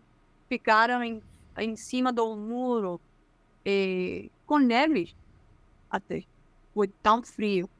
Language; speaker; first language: Portuguese; non-native, fluent; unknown